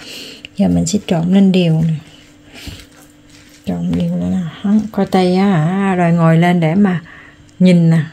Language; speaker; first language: Vietnamese; native; Vietnamese